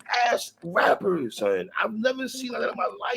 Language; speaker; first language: English; native; English